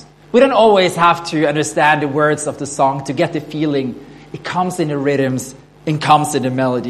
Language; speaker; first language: English; non-native, fluent; Norwegian